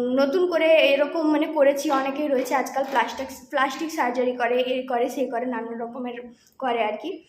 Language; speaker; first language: Bangla; non-native, local second language; Santali